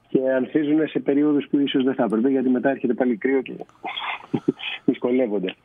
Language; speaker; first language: Greek; native; Greek